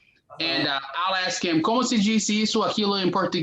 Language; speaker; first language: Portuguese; non-native, fluent; English